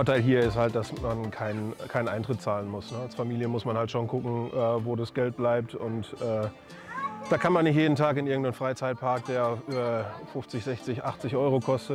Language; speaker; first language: German; native; German